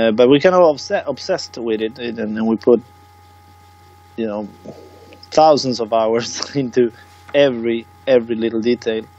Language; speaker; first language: English; non-native, fluent; Swedish